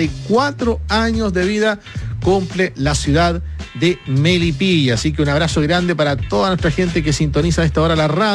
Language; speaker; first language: Spanish; native; Spanish